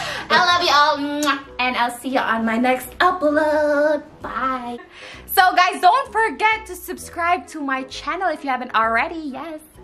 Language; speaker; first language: English; non-native, local second language; Cebuano